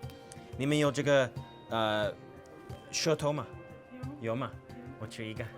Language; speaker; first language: Chinese; non-native, learner; English